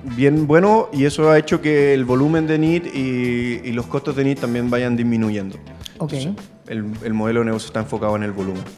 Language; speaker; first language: Spanish; native; Spanish